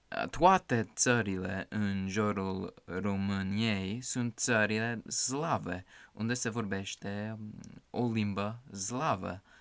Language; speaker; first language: Romanian; non-native, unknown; English